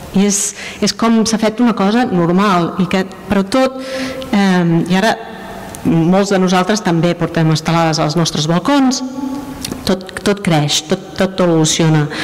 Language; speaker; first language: Catalan; non-native, fluent; English